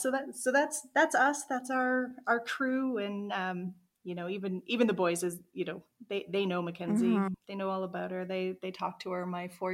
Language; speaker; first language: English; native; English